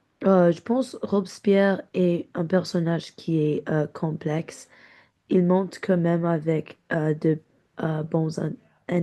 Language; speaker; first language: French; non-native, learner; English